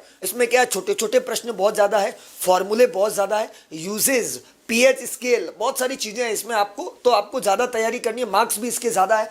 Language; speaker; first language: Hindi; native; Hindi